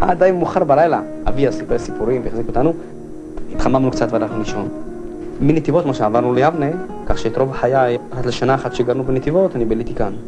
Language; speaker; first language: Hebrew; early bilingual, other home language; Arabic